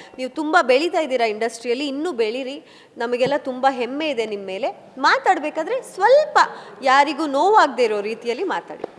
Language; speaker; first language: Kannada; non-native, local second language; Kodava